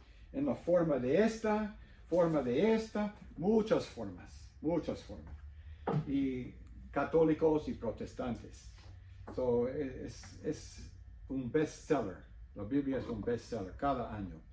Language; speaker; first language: Spanish; non-native, fluent; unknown